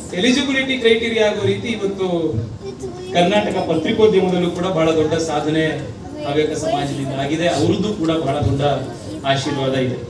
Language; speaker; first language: Kannada; native; Kannada